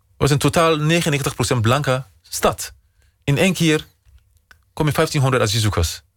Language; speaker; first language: Dutch; non-native, fluent; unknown